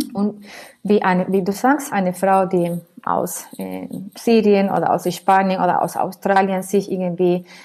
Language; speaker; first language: German; non-native, fluent; Spanish